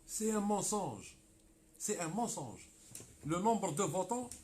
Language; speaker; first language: French; non-native, local second language; Arabic